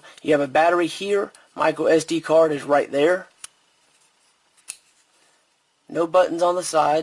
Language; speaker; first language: English; native; English